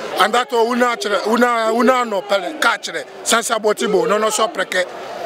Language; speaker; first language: Italian; non-native, learner; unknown